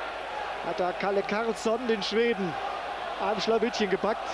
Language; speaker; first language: German; native; German